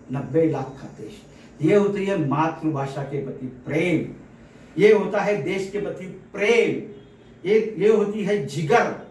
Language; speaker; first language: Hindi; native; Hindi